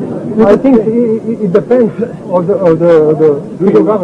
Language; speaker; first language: English; non-native, learner; Bosnian